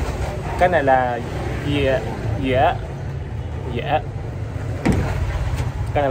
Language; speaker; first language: Vietnamese; non-native, learner; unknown